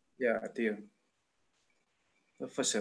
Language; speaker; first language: English; non-native, learner; Indonesian